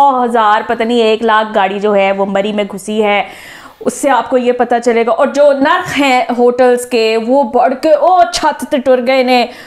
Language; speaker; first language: Urdu; native; Urdu